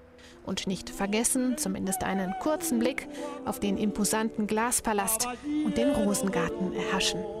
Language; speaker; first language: German; native; German